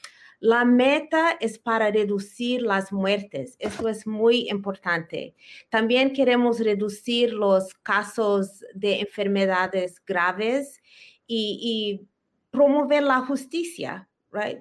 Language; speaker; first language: Spanish; early bilingual, heritage; Spanish